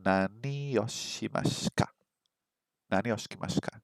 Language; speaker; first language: Japanese; non-native, learner; English